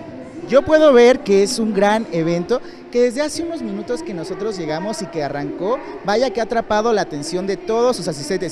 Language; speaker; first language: Spanish; native; Spanish